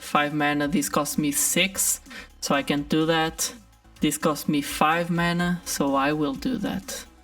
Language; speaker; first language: English; non-native, fluent; Portuguese